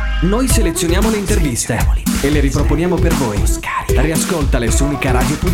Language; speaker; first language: Italian; native; Italian